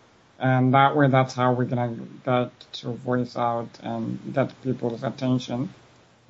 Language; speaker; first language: English; non-native, local second language; Shona